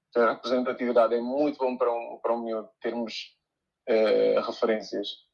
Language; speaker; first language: Portuguese; early bilingual, other home language; Upper Guinea Crioulo